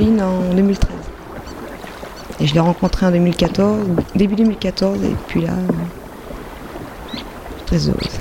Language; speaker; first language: French; native; French